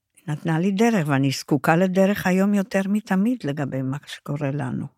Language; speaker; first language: Hebrew; non-native, fluent; Romanian